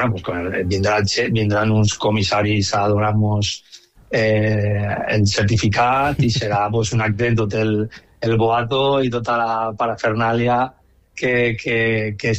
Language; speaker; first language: Catalan; native; Catalan